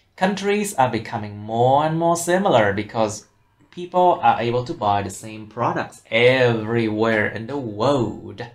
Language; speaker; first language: English; non-native, fluent; Vietnamese